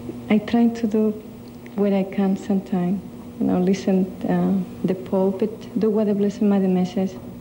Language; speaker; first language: English; non-native, learner; Spanish